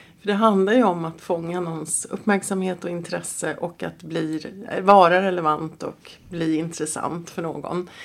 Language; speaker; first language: Swedish; native; Swedish